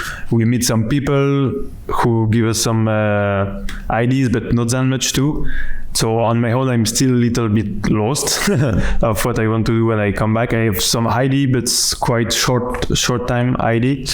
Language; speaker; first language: English; non-native, fluent; French